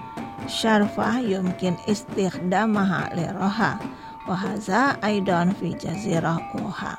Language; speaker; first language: Arabic; non-native, fluent; Indonesian